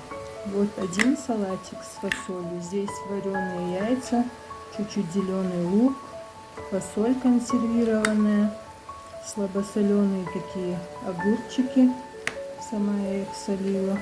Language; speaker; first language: Russian; non-native, local second language; Chechen